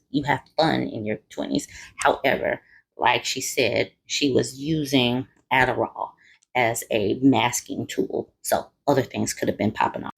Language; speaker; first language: English; native; English